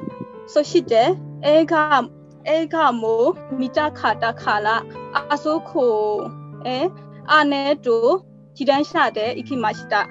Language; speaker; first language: Japanese; non-native, learner; Burmese